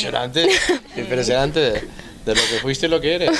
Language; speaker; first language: Spanish; native; Spanish